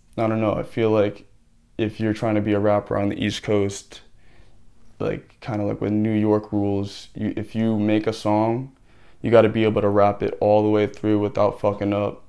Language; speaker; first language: English; native; English